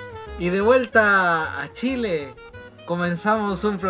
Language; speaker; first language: Spanish; native; Spanish